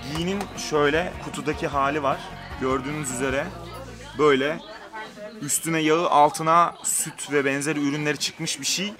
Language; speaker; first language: Turkish; native; Turkish